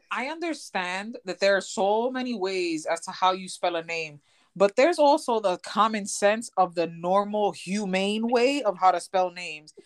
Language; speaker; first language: English; early bilingual, other home language; Spanish